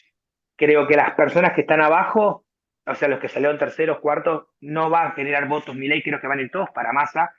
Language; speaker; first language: Spanish; native; Spanish